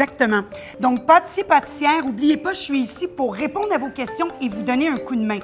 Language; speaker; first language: French; native; French